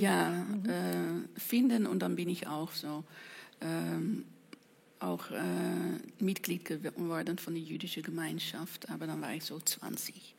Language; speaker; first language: German; non-native, fluent; Dutch